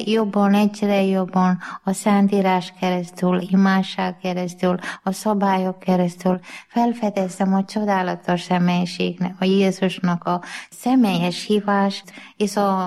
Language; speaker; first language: Hungarian; non-native, learner; Malayalam